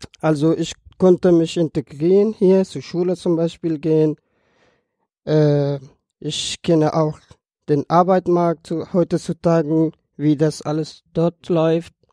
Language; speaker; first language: German; non-native, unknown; Persian